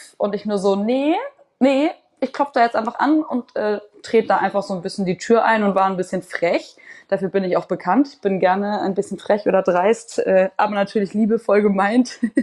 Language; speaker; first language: German; native; German